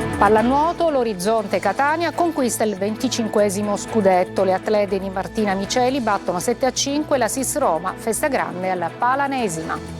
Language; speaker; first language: Italian; native; Italian